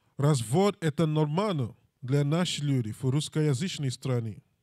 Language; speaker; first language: Russian; non-native, learner; English